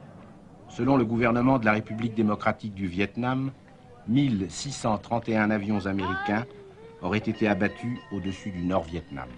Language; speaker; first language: French; native; French